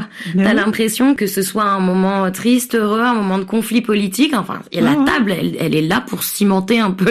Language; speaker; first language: French; native; French